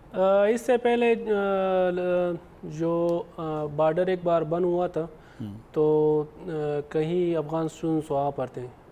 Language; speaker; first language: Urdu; non-native, fluent; Pashto